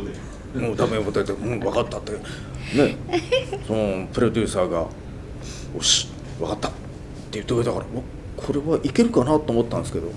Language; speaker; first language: Japanese; native; Japanese